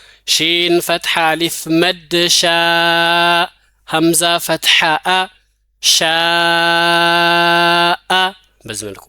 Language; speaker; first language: Arabic; non-native, fluent; Amharic